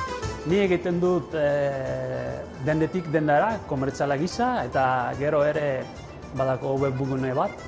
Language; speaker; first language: Basque; non-native, learner; Italian